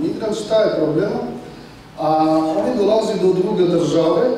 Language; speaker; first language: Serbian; non-native, learner; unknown